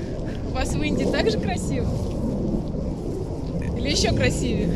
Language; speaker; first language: Russian; native; Russian